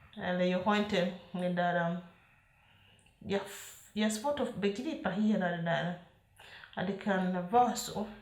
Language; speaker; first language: Swedish; non-native, fluent; Ganda